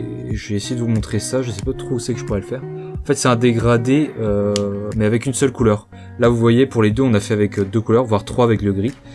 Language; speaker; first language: French; native; French